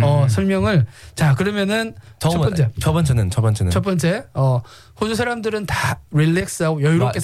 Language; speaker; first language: Korean; native; Korean